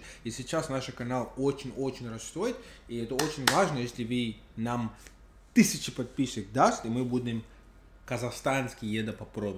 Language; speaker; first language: Russian; non-native, fluent; English